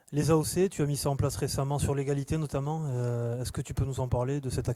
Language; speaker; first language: French; native; French